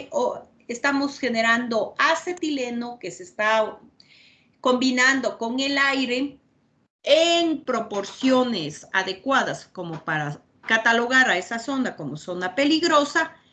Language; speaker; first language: Spanish; native; Spanish